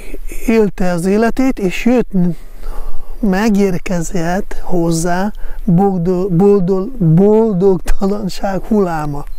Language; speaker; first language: Hungarian; non-native, fluent; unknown